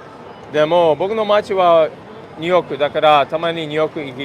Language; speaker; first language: Japanese; non-native, learner; English